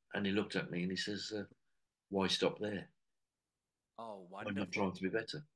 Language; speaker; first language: English; native; English